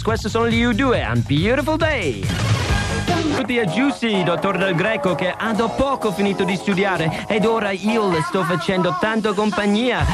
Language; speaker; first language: Italian; non-native, fluent; English